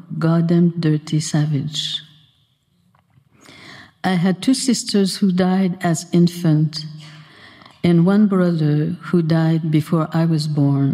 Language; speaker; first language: English; native; English